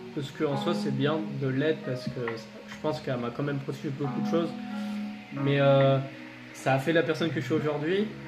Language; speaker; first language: French; native; French